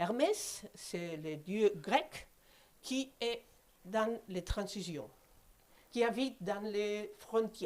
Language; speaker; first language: French; non-native, fluent; Spanish